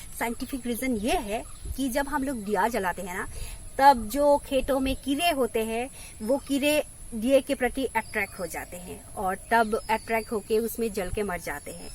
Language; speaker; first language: Hindi; non-native, local second language; Assamese